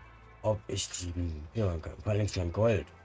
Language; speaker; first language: German; native; German